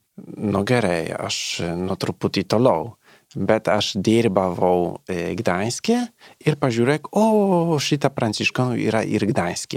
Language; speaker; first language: Lithuanian; non-native, learner; Polish